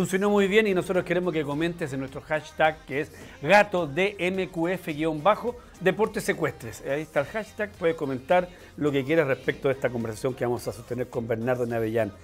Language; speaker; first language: Spanish; native; Spanish